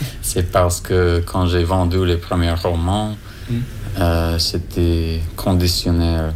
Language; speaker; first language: French; non-native, learner; English